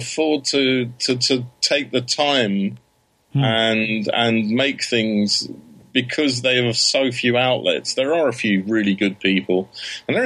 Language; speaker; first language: English; native; English